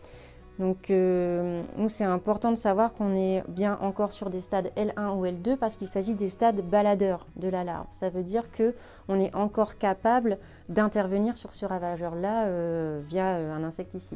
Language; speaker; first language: French; native; French